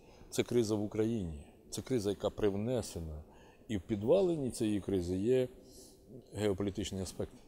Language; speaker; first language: Ukrainian; native; Ukrainian